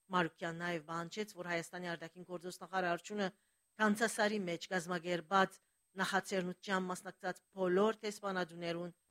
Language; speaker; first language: Armenian; early bilingual, heritage; Armenian